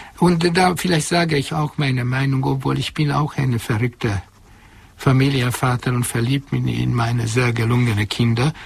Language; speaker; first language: German; non-native, fluent; Hungarian